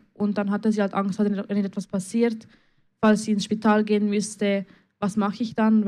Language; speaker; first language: German; early bilingual, other home language; Spanish